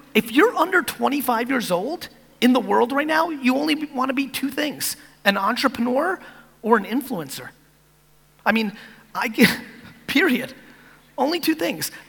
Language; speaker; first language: English; native; English